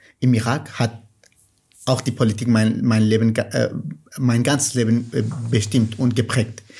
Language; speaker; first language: German; non-native, fluent; Kurdish